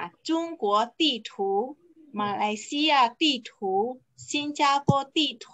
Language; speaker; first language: Chinese; non-native, fluent; Indonesian